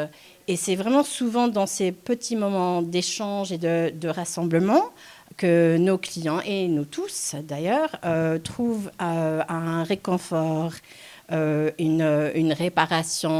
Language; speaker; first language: French; non-native, local second language; English